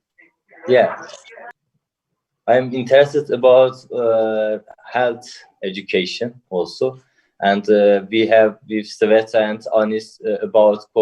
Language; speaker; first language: English; non-native, learner; Turkish